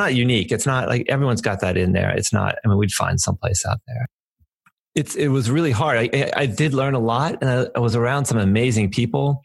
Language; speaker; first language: English; native; English